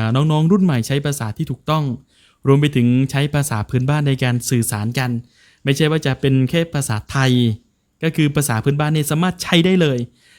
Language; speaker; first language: Thai; non-native, local second language; Northern Khmer